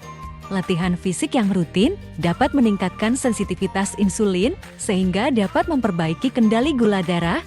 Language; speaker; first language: Indonesian; native; Indonesian